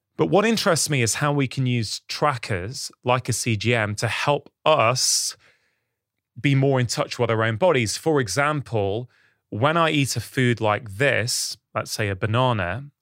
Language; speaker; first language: English; early bilingual, other home language; Hindi